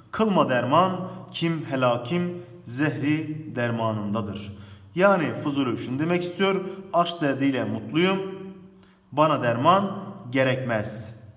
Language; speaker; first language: Turkish; native; Turkish